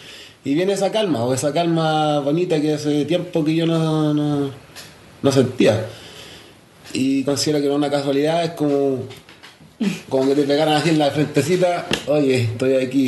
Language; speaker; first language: Spanish; native; Spanish